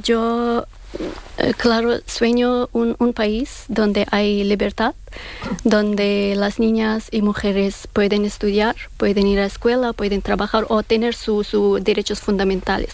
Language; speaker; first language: Spanish; non-native, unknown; Persian